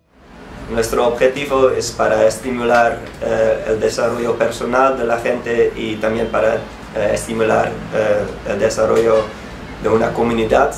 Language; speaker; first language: Spanish; non-native, fluent; Dutch